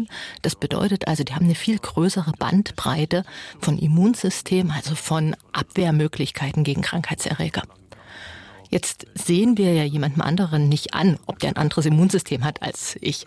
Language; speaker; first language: German; native; German